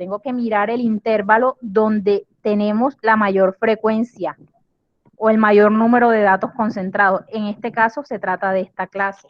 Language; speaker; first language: Spanish; native; Spanish